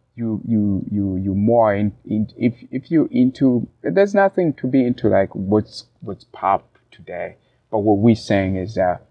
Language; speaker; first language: English; non-native, local second language; Rundi